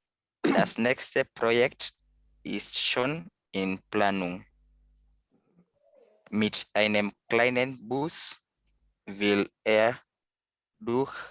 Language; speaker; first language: German; non-native, learner; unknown